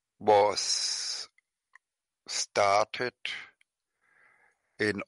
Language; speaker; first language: English; non-native, fluent; German